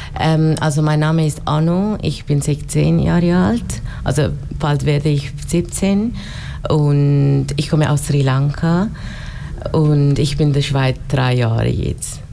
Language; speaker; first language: German; non-native, learner; Tamil